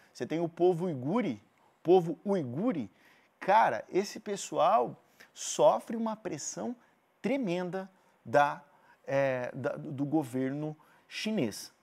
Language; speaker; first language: Portuguese; native; Portuguese